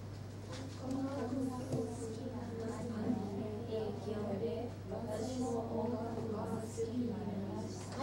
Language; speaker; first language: Japanese; non-native, learner; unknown